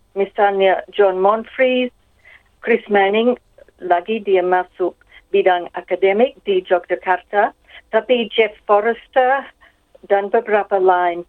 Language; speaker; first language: Indonesian; non-native, fluent; English